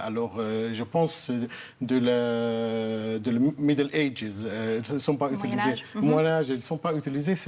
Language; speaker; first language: French; non-native, fluent; Arabic